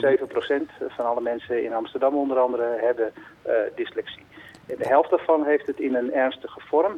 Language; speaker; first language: Dutch; native; Dutch